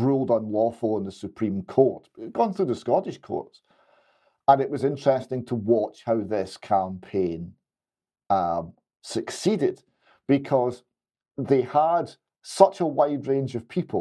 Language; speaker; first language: English; native; English